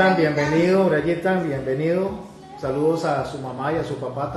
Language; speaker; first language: Spanish; native; Spanish